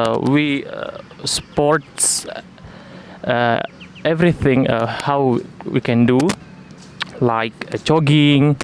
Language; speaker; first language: English; non-native, learner; Indonesian